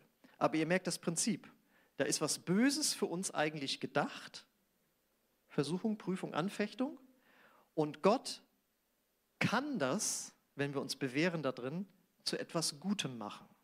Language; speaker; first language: German; native; German